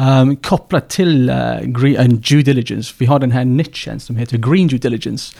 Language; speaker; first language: Swedish; non-native, fluent; English